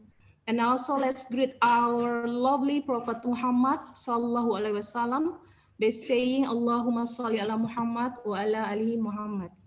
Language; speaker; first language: English; non-native, learner; Indonesian